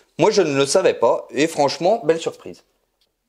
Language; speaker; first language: French; native; French